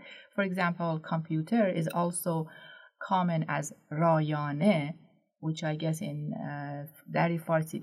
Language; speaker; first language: English; non-native, fluent; Persian